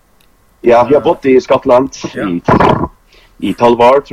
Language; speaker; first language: Danish; non-native, local second language; Faroese